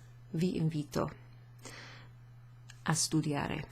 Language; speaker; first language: Italian; non-native, fluent; English